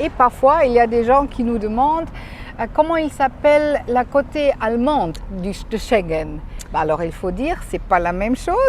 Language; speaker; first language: French; non-native, fluent; German